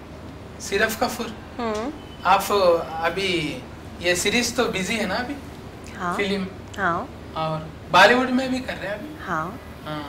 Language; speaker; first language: Hindi; non-native, local second language; Telugu